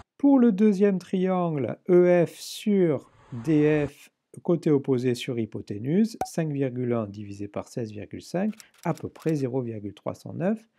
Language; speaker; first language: French; native; French